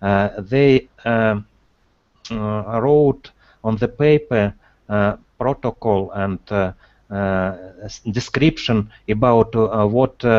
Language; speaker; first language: English; non-native, learner; Russian